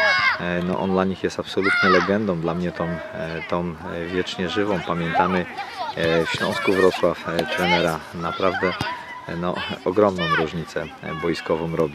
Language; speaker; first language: Polish; native; Polish